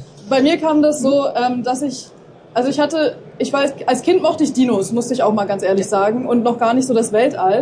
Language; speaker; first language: German; native; German